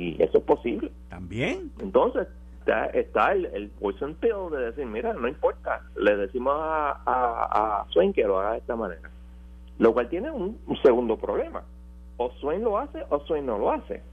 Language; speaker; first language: Spanish; native; Spanish